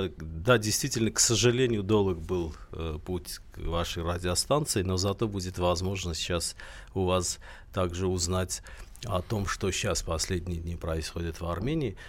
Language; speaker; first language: Russian; non-native, local second language; Armenian